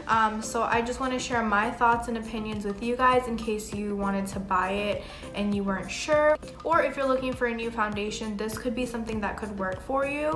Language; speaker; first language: English; native; English